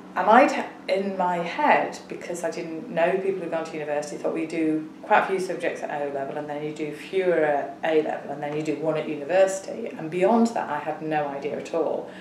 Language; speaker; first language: English; native; English